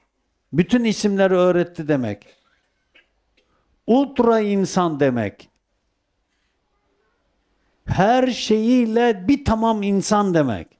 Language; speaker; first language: Turkish; native; Turkish